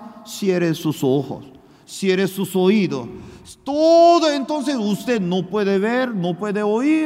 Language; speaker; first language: Spanish; non-native, fluent; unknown